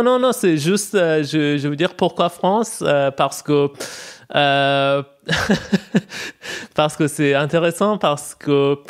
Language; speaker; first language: French; non-native, fluent; Persian